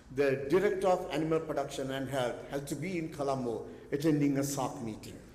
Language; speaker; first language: English; non-native, local second language; Sinhala